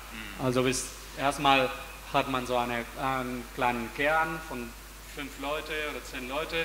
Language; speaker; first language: German; non-native, fluent; Spanish